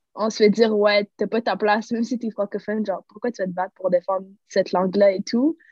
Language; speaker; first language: French; native; French